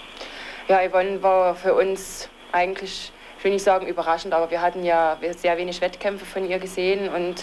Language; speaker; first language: German; native; German